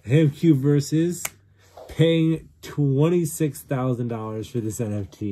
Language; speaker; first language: English; native; English